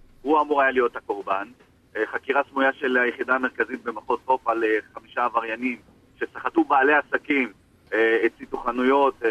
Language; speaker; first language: Hebrew; native; Hebrew